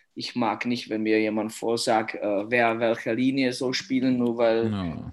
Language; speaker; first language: German; non-native, fluent; Czech